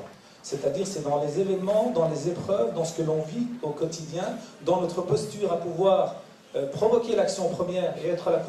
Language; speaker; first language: French; native; French